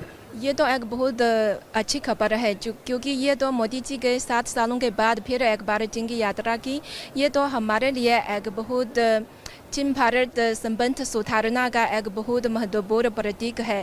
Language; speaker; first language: Hindi; non-native, fluent; Chinese